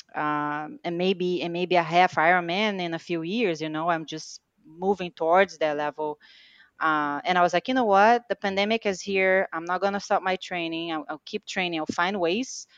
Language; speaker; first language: English; non-native, fluent; Portuguese